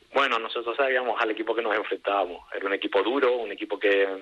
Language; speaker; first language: Spanish; native; Spanish